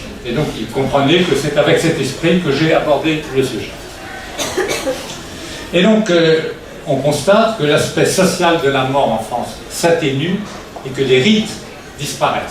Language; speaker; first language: French; native; French